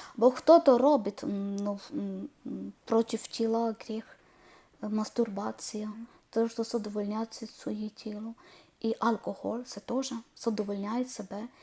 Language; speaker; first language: Ukrainian; non-native, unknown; Malayalam